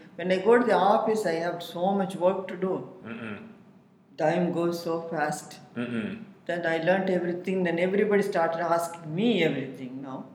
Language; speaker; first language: English; non-native, local second language; Tamil